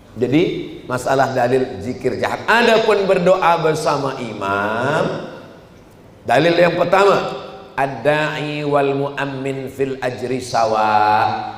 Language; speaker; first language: Malay; native; Malay